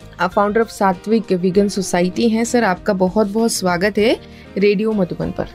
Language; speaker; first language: Hindi; native; Hindi